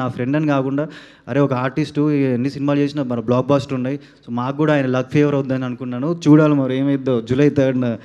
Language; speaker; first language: Telugu; native; Telugu